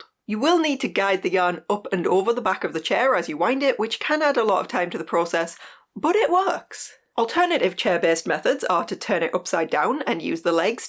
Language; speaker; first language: English; native; English